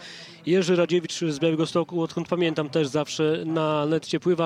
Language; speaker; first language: Polish; native; Polish